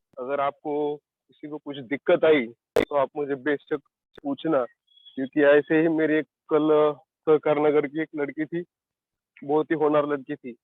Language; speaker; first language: Hindi; non-native, local second language; Marathi